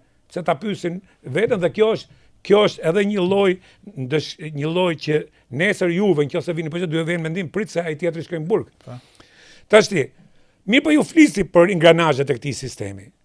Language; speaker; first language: Albanian; native; Albanian